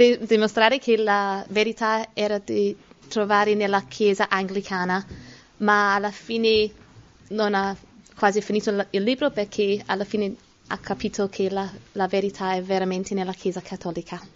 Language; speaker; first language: Italian; non-native, learner; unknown